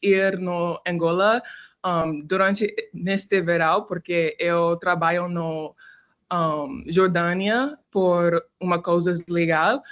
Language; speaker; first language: Portuguese; non-native, learner; English